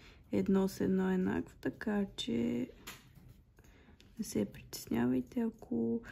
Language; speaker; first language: Bulgarian; native; Bulgarian